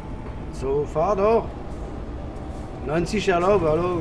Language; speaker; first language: German; non-native, learner; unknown